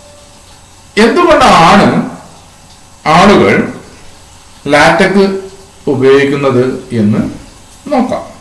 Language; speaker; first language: Malayalam; native; Malayalam